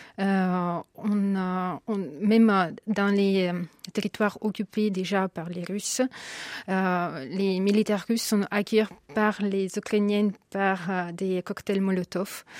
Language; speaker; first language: French; non-native, fluent; Ukrainian